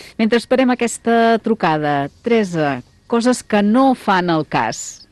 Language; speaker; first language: Catalan; native; Catalan